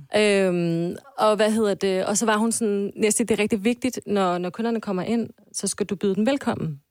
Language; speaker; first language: Danish; early bilingual, other home language; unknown